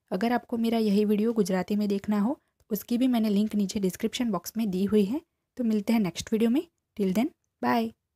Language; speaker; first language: Hindi; non-native, local second language; Gujarati